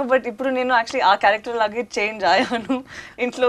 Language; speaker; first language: Telugu; non-native, learner; Tamil